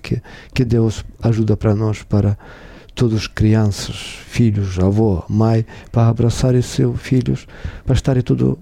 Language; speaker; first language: Portuguese; non-native, learner; Ukrainian